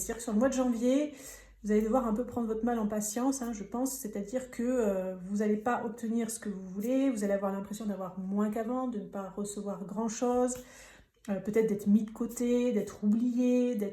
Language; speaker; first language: French; native; French